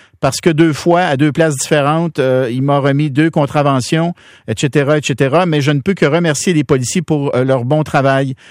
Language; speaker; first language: French; native; French